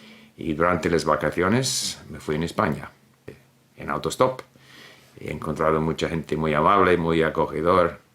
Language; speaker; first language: Spanish; non-native, fluent; English